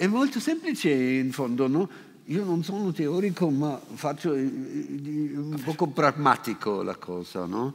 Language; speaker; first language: Italian; non-native, fluent; German